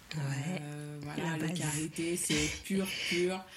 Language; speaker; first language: French; non-native, local second language; Soninke